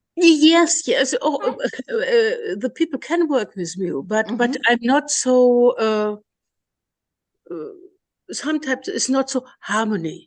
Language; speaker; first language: English; non-native, learner; German